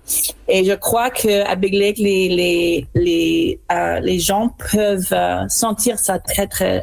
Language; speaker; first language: French; non-native, fluent; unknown